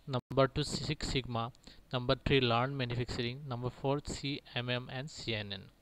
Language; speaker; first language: Hindi; native; Hindi